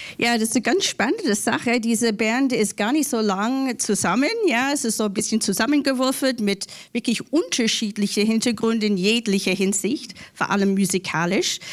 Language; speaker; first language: German; non-native, learner; English